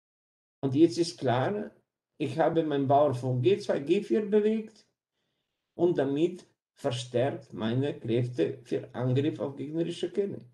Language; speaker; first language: German; non-native, fluent; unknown